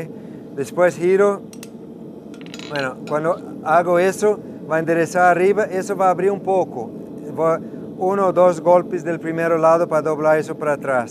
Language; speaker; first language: Spanish; non-native, fluent; English